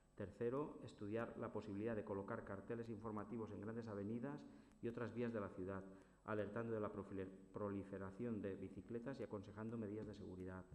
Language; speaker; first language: Spanish; non-native, local second language; Catalan